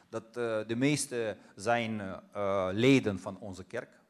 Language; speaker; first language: Dutch; non-native, fluent; Russian